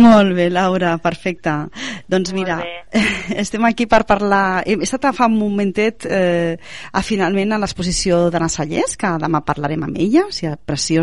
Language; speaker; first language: Catalan; native; Catalan